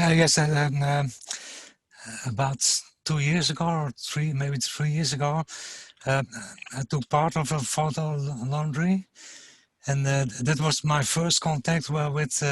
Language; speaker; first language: English; non-native, fluent; German